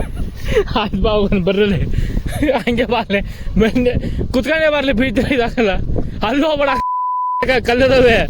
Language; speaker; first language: Kannada; native; Kannada